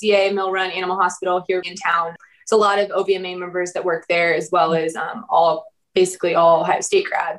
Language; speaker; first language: English; native; English